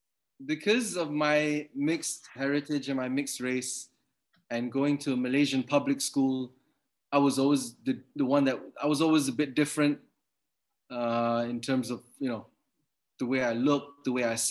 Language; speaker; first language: English; native; English